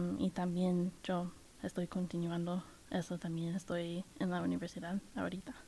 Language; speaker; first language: Spanish; non-native, fluent; English